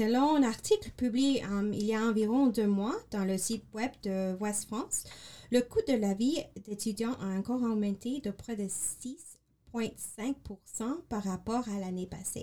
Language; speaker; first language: French; non-native, learner; English